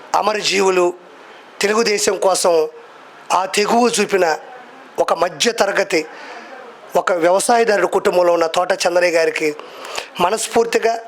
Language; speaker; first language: Telugu; native; Telugu